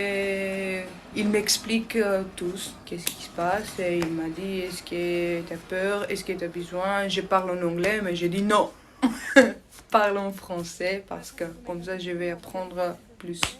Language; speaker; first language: French; non-native, learner; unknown